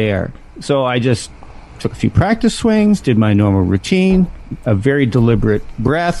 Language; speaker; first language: English; native; English